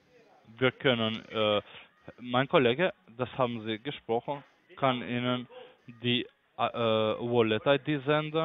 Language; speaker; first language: German; non-native, learner; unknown